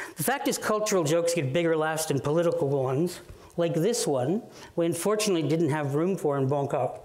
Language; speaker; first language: English; native; English